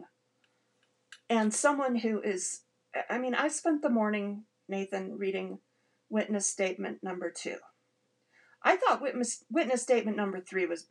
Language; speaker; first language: English; native; English